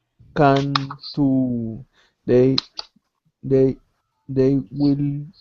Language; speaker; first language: English; non-native, learner; Spanish